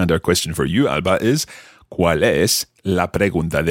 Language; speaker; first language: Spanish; non-native, fluent; English